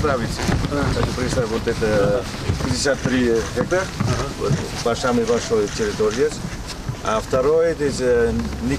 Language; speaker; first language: Russian; non-native, local second language; Kyrgyz